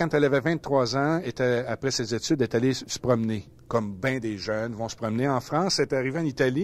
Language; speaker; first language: French; native; French